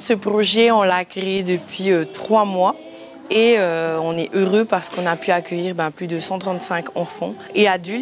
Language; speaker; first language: French; native; French